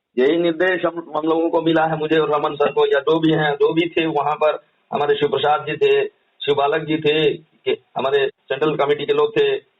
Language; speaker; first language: Hindi; native; Hindi